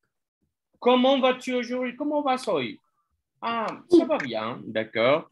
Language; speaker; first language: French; non-native, fluent; Spanish